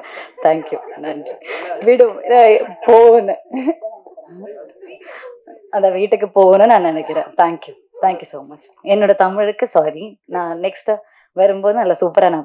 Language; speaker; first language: Tamil; non-native, learner; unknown